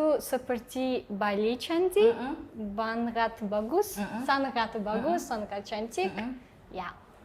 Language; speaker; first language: Indonesian; non-native, learner; Tajik